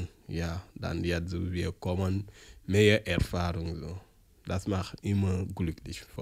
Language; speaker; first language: German; non-native, learner; French